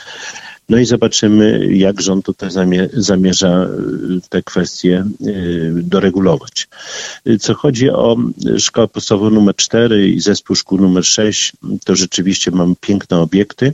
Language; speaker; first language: Polish; native; Polish